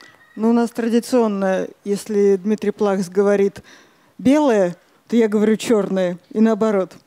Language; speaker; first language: Russian; native; Russian